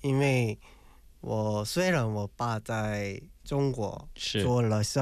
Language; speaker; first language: Chinese; non-native, learner; Korean